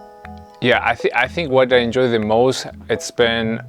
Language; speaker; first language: English; early bilingual, other home language; Spanish